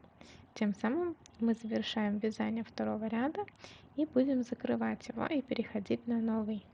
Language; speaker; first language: Russian; native; Russian